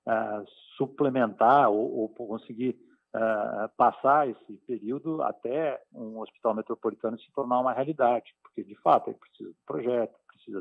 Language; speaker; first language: Portuguese; native; Portuguese